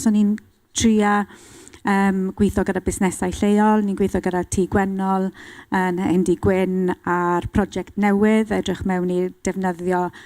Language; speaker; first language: Welsh; non-native, local second language; English